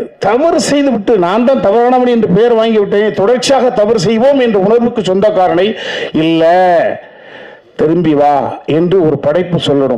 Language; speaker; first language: Tamil; native; Tamil